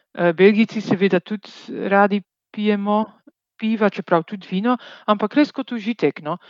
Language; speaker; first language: Slovenian; non-native, fluent; Dutch